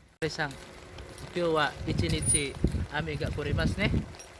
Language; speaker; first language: Japanese; non-native, learner; Cebuano